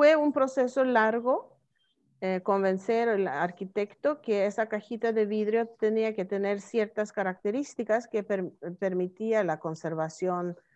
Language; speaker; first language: Spanish; non-native, fluent; Norwegian